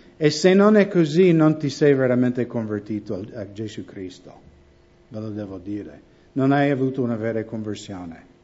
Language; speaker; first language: Italian; non-native, fluent; English